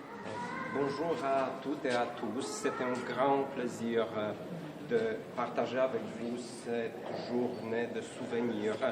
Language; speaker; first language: French; non-native, fluent; Polish